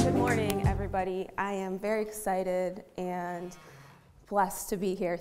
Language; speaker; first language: English; native; English